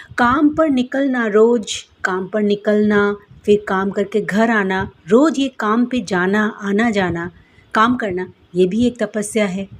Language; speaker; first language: Hindi; non-native, local second language; Bangla